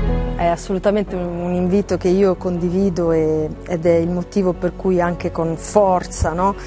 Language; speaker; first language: Italian; native; Italian